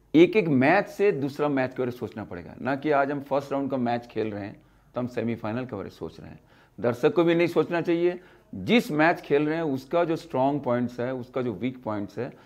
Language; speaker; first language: Hindi; native; Hindi